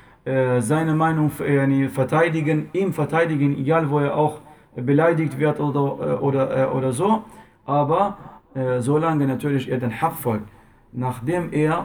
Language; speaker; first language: German; non-native, fluent; Arabic